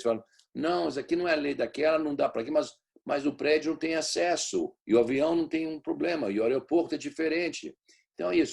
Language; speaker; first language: Portuguese; early bilingual, heritage; Portuguese